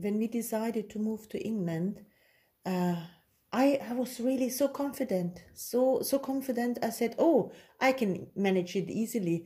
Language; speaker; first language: English; non-native, fluent; German